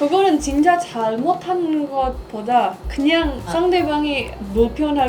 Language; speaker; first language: Korean; non-native, learner; Indonesian